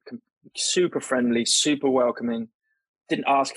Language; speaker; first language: English; native; English